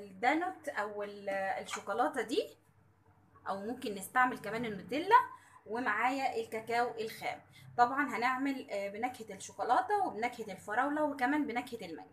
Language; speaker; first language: Arabic; native; Arabic